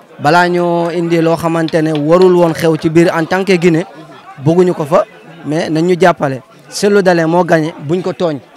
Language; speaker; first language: Wolof; non-native, fluent; Fula